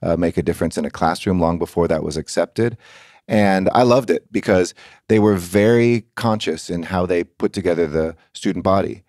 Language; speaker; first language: English; native; English